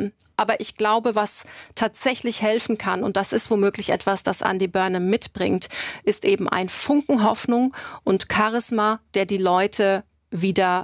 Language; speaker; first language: German; native; German